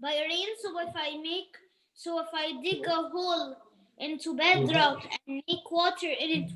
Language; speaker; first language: English; non-native, learner; Arabic